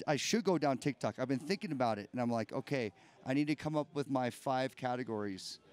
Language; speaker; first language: English; native; English